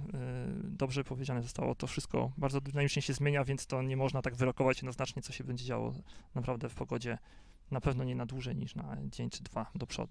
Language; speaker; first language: Polish; native; Polish